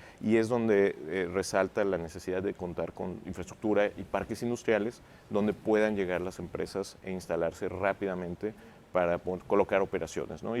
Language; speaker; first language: Spanish; native; Spanish